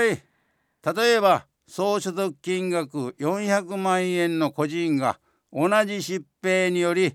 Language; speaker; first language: Japanese; native; Japanese